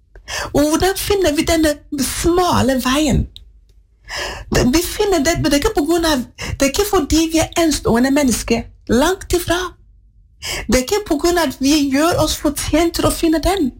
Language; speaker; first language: Norwegian; non-native, fluent; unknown